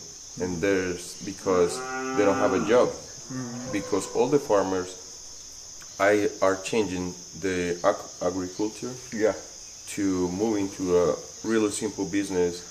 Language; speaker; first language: English; non-native, fluent; Spanish